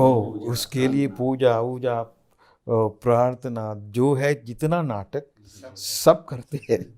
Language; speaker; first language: Hindi; non-native, fluent; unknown